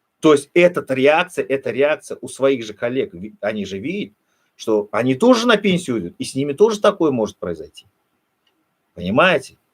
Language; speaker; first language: Russian; non-native, local second language; Turkmen